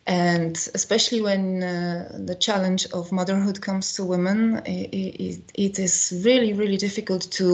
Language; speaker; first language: English; non-native, fluent; Polish